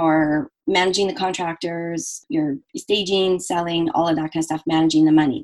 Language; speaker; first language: English; native; English